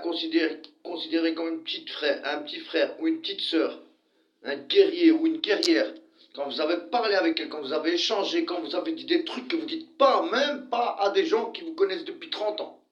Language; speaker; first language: French; early bilingual, other home language; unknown